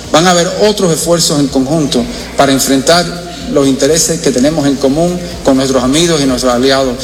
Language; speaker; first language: Spanish; early bilingual, heritage; Spanish